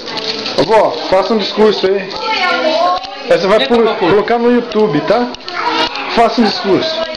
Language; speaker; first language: Portuguese; native; Portuguese